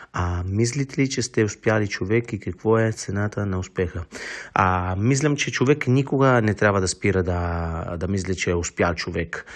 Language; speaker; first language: Bulgarian; non-native, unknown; Italian